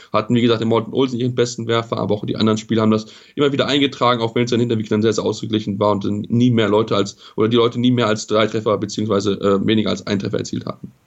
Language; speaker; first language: German; native; German